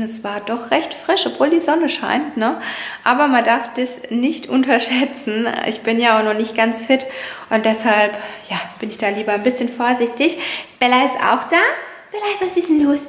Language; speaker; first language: German; native; German